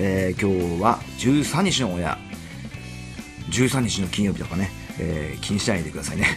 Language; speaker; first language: Japanese; native; Japanese